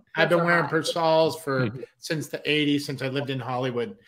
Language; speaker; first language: English; native; English